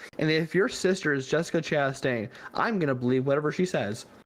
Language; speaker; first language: English; native; English